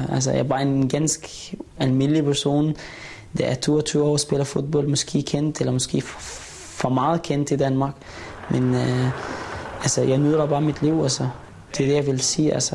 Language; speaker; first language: Danish; non-native, fluent; Arabic